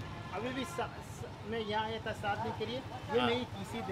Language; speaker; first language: Hindi; non-native, learner; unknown